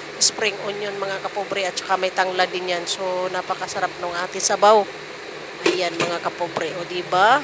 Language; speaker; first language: Filipino; non-native, local second language; Cebuano